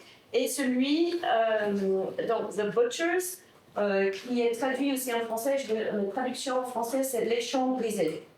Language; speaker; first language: French; non-native, fluent; English